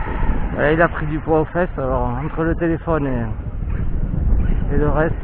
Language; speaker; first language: French; native; French